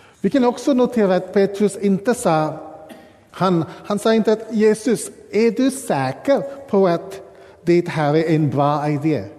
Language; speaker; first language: Swedish; non-native, fluent; English